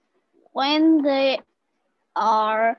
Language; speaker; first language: English; non-native, learner; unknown